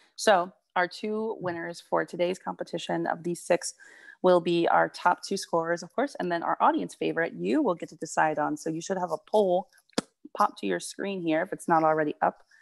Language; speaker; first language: English; native; English